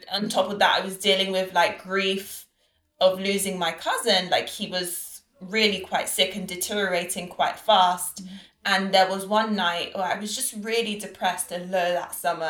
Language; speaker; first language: English; native; English